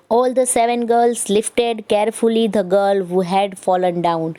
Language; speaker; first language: English; non-native, local second language; Gujarati